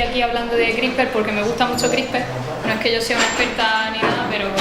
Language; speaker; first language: Spanish; native; Spanish